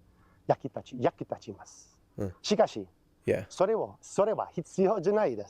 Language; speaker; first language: Japanese; non-native, learner; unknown